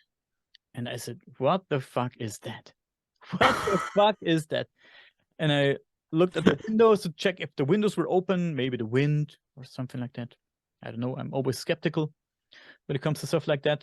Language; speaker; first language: English; non-native, fluent; German